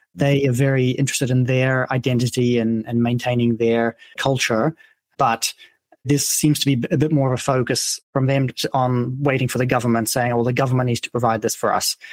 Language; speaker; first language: English; non-native, fluent; Dutch